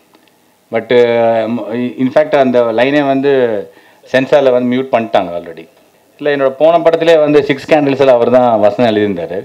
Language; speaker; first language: Tamil; native; Tamil